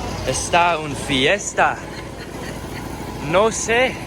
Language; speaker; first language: Spanish; non-native, learner; English